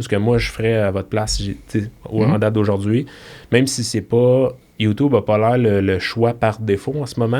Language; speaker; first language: French; native; French